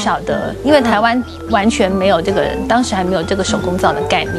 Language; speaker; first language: Chinese; native; Chinese